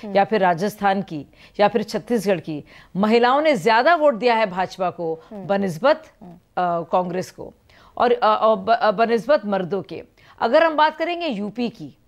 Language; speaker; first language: Hindi; native; Hindi